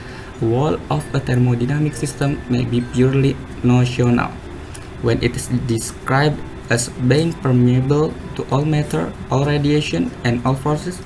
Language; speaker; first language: English; non-native, learner; Indonesian